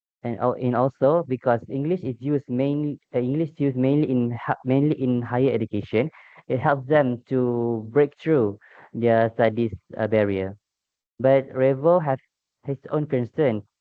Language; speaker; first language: English; non-native, local second language; Malay